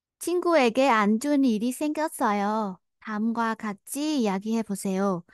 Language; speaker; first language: Korean; non-native, fluent; Vietnamese